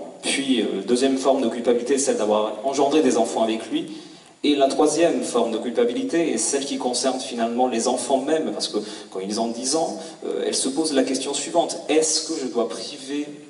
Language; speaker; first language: French; native; French